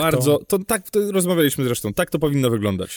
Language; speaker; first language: Polish; native; Polish